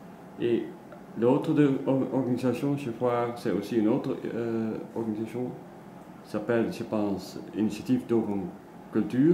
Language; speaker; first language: French; non-native, learner; Dutch